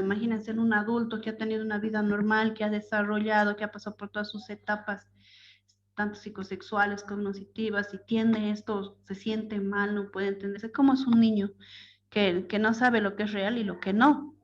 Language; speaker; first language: Spanish; native; Spanish